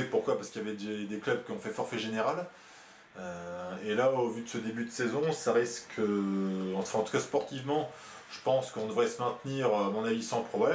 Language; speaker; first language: French; native; French